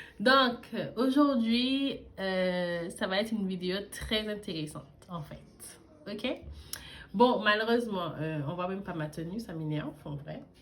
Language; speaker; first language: French; early bilingual, other home language; English